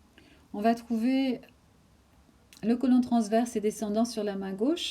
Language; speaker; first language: French; native; French